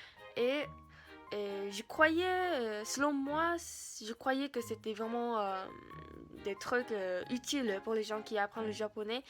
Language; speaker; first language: French; non-native, learner; Japanese